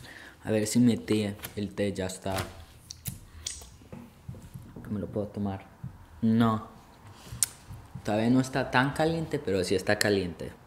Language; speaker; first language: Spanish; early bilingual, heritage; Spanish